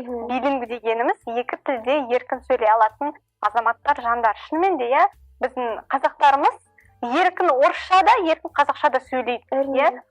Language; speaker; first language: Kazakh; non-native, local second language; Russian